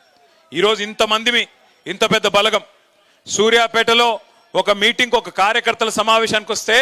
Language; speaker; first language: Telugu; native; Telugu